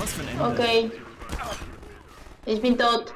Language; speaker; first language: German; non-native, learner; Spanish